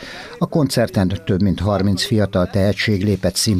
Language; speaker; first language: Hungarian; native; Hungarian